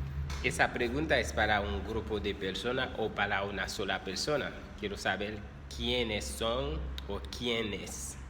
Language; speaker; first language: Spanish; non-native, fluent; Haitian Creole